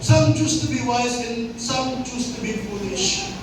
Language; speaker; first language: English; non-native, local second language; Filipino